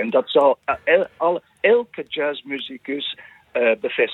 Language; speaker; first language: Dutch; non-native, fluent; English